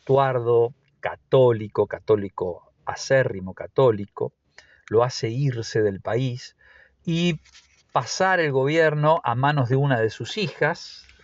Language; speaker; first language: Spanish; native; Spanish